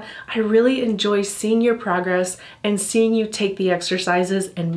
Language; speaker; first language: English; native; English